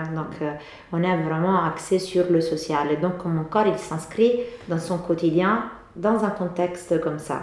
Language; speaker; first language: French; non-native, fluent; Italian